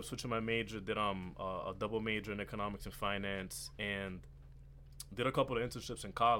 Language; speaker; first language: English; native; English